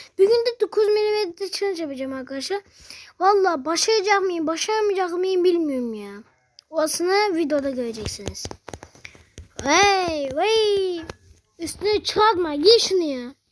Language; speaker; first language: Turkish; native; Turkish